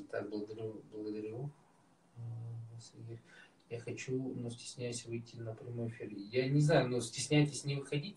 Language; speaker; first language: Russian; native; Russian